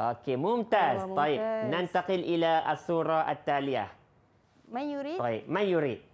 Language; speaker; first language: Arabic; non-native, fluent; Malay